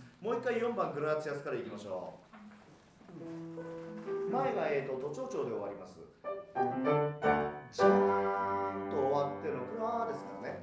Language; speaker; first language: Japanese; native; Japanese